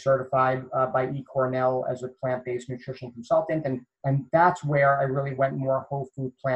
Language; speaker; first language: English; native; English